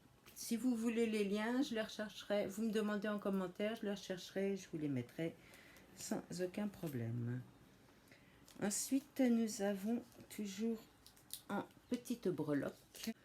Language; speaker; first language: French; native; French